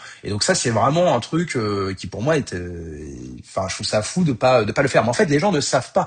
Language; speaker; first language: French; native; French